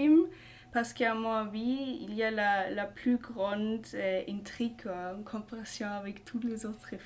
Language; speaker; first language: French; non-native, learner; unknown